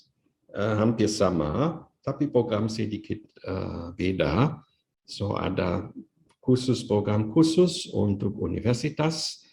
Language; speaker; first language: Indonesian; non-native, fluent; German